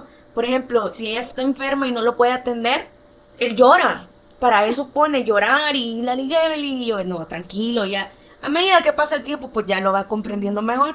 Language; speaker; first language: Spanish; native; Spanish